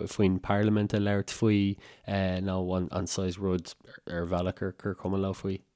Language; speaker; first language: Irish; native; Irish